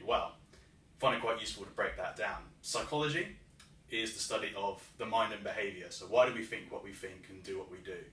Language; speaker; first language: English; native; English